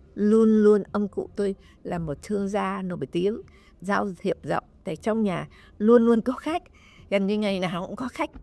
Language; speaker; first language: Vietnamese; native; Vietnamese